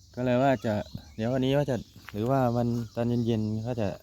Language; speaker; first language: Thai; non-native, local second language; Northeastern Thai